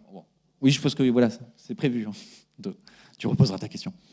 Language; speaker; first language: French; native; French